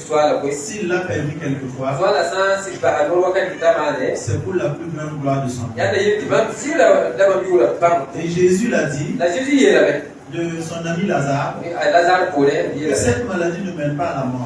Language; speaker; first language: French; non-native, local second language; Mossi